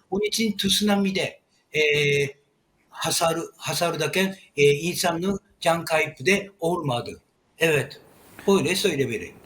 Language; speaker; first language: Turkish; non-native, learner; Japanese